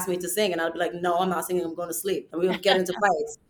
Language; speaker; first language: English; early bilingual, other home language; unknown